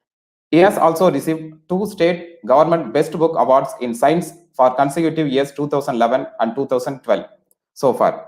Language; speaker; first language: English; non-native, local second language; Tamil